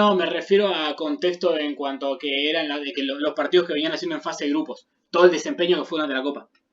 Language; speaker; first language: Spanish; native; Spanish